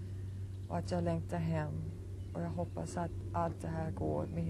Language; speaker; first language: Swedish; early bilingual, heritage; Swedish